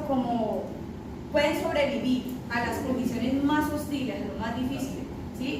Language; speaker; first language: Spanish; native; Spanish